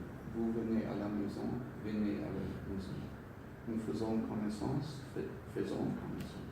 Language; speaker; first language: French; non-native, learner; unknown